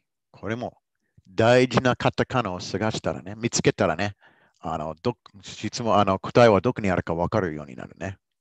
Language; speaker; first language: Japanese; non-native, fluent; English